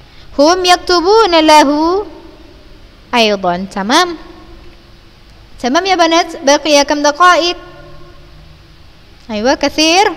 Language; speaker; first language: Arabic; non-native, fluent; Indonesian